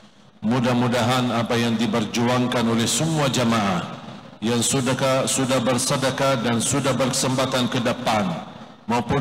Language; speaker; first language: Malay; non-native, fluent; Arabic